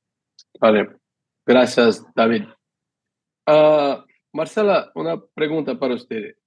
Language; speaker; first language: Spanish; non-native, fluent; Portuguese